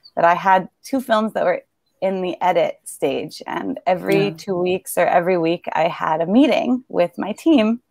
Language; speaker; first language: English; native; English